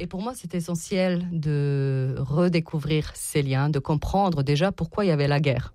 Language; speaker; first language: French; non-native, fluent; Serbian